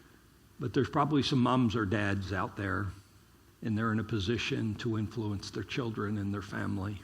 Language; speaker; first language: English; native; English